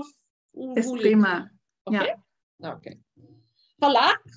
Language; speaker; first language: Dutch; native; Dutch